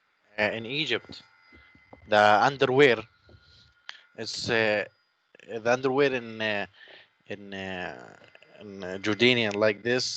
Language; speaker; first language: English; non-native, learner; Arabic